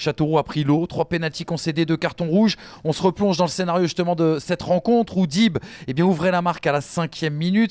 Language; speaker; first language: French; native; French